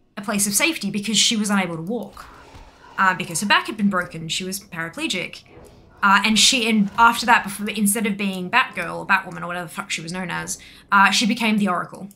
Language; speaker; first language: English; native; English